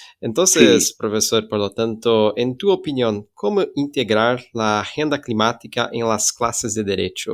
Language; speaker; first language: Spanish; non-native, fluent; Portuguese